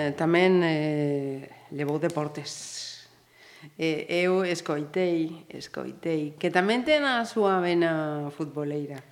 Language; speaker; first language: Galician; non-native, local second language; Spanish